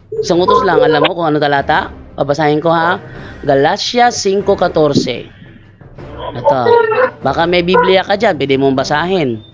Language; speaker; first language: Filipino; non-native, local second language; Cebuano